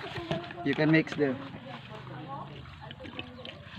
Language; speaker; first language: English; non-native, learner; Cebuano